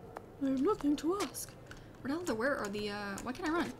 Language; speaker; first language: English; native; English